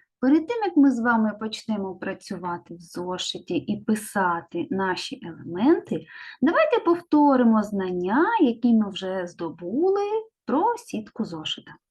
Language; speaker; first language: Ukrainian; native; Ukrainian